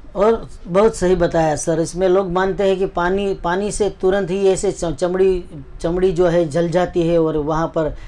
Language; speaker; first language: Hindi; non-native, local second language; Gujarati